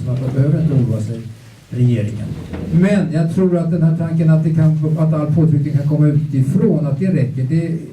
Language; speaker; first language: Swedish; native; Swedish